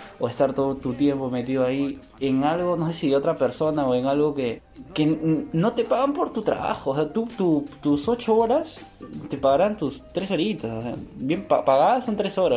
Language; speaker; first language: Spanish; native; Spanish